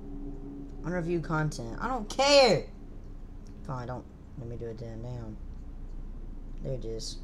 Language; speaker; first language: English; native; English